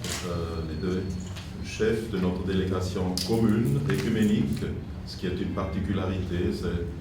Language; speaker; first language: French; non-native, fluent; German